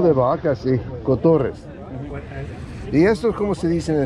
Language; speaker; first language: Spanish; non-native, fluent; English